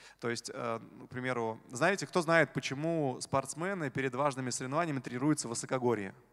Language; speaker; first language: Russian; native; Russian